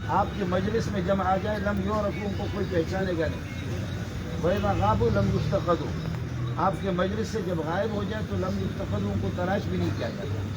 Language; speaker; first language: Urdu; non-native, fluent; Baluchi